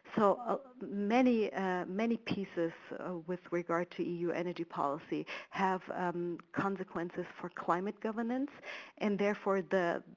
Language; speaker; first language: English; non-native, fluent; German